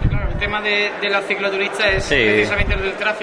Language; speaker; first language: Spanish; native; Spanish